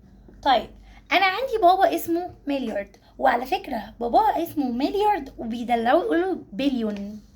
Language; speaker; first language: Arabic; native; Arabic